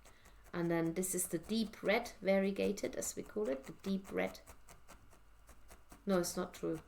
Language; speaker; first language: English; native; English